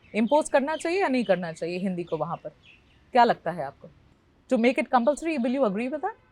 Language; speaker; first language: Hindi; native; Hindi